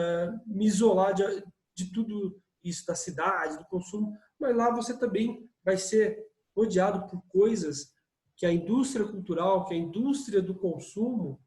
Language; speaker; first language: Portuguese; native; Portuguese